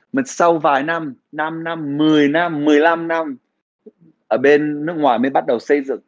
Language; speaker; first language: Vietnamese; early bilingual, heritage; Vietnamese